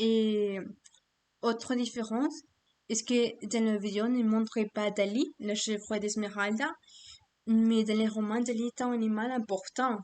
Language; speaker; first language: French; non-native, learner; Spanish